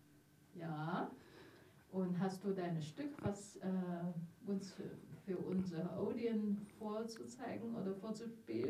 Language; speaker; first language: German; non-native, learner; Chinese